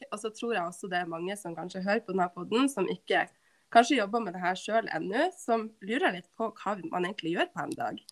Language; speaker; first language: Norwegian; native; Norwegian